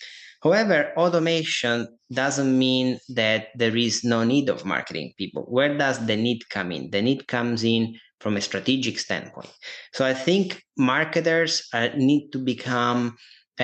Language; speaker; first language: English; non-native, fluent; Italian